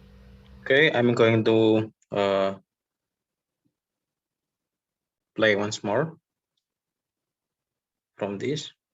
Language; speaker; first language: English; non-native, local second language; Indonesian